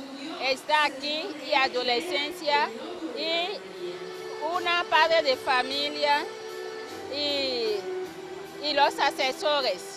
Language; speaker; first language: Spanish; non-native, fluent; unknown